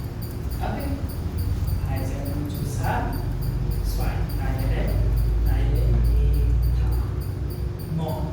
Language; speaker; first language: Vietnamese; non-native, learner; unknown